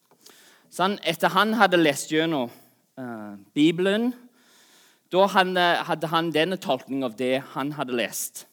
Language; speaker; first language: Norwegian; non-native, fluent; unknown